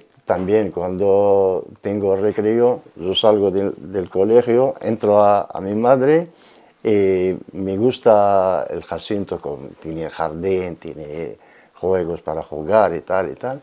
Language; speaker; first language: Spanish; non-native, learner; Arabic